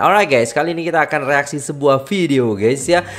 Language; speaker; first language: Malay; non-native, fluent; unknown